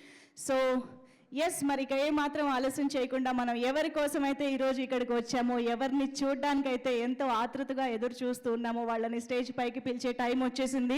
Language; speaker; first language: Telugu; native; Telugu